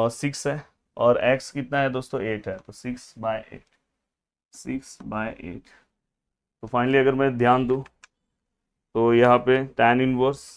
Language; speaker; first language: Hindi; non-native, local second language; Marathi